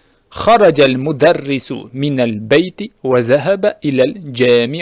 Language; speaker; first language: Arabic; non-native, learner; Uzbek